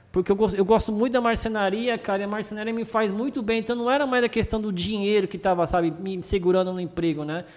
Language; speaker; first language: Portuguese; early bilingual, other home language; Japanese